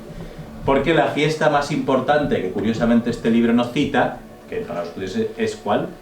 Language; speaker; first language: Spanish; native; Spanish